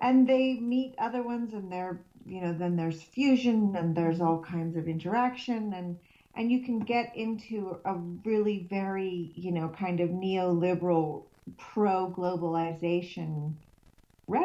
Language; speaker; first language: English; native; English